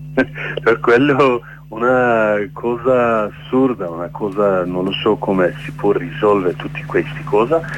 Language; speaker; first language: Italian; non-native, learner; Kurdish